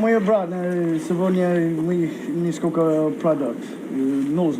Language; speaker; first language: Russian; non-native, learner; English